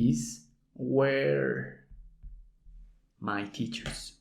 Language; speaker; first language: English; non-native, fluent; Spanish